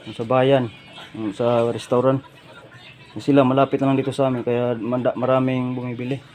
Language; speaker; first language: Filipino; native; Filipino